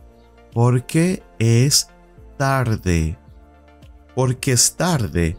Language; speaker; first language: Spanish; non-native, fluent; English